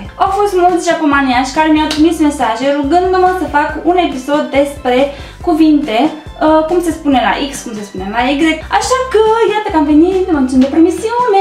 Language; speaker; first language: Romanian; native; Romanian